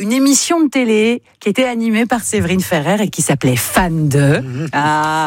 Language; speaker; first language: French; native; French